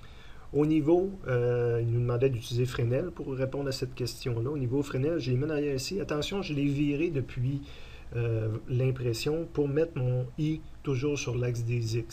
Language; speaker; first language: French; native; French